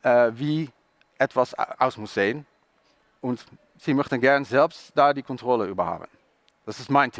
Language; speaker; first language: German; non-native, learner; Dutch